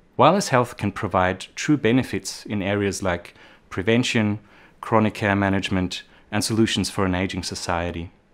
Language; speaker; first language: English; non-native, fluent; German